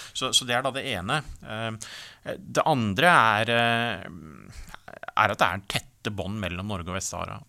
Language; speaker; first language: Norwegian; native; Norwegian